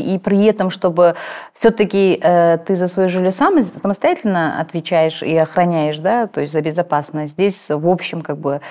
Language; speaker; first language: Russian; non-native, local second language; Kazakh